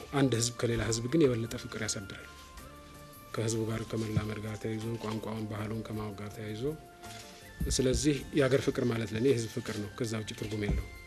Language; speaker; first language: Amharic; non-native, local second language; Tigrinya